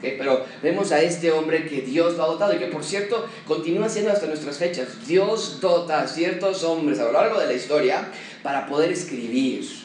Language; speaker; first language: Spanish; native; Spanish